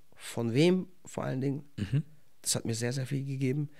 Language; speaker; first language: German; native; German